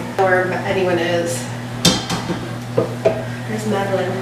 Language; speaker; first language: English; native; English